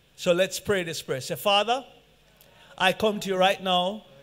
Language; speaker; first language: English; native; English